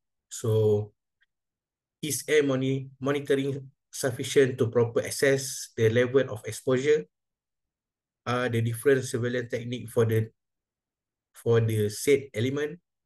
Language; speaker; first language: English; non-native, local second language; Malay